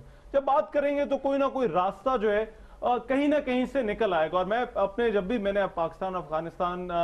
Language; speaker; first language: Urdu; native; Urdu